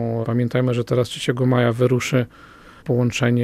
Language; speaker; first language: Polish; native; Polish